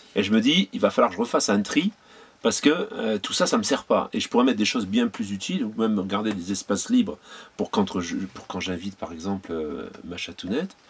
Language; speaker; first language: French; native; French